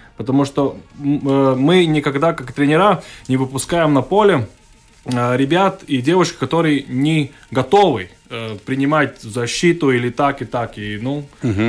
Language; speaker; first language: Russian; non-native, local second language; Latvian